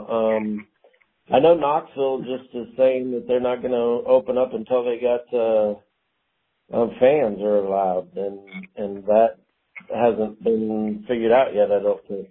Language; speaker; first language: English; native; English